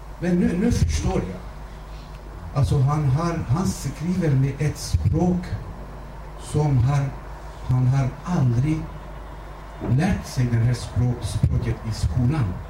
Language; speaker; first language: Swedish; non-native, fluent; Kurdish